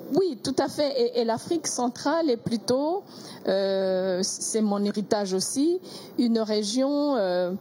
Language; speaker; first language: French; non-native, local second language; Kinyarwanda